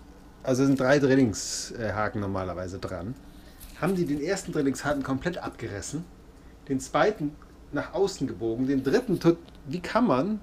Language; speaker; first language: German; native; German